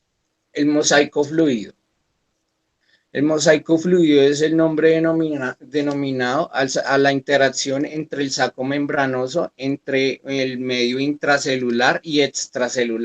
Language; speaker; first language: Spanish; native; Spanish